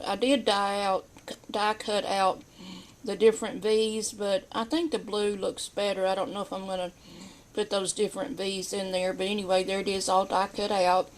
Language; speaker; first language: English; native; English